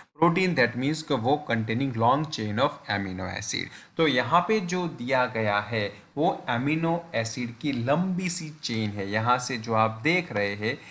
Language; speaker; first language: Hindi; non-native, local second language; Gujarati